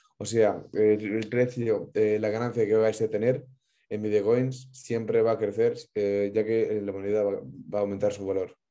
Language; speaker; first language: Spanish; non-native, fluent; Ukrainian